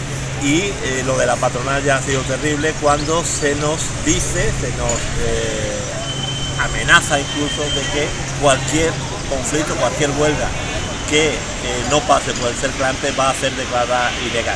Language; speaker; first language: Spanish; native; Spanish